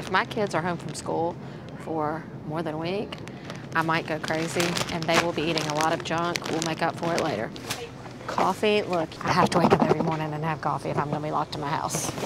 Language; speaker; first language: English; native; English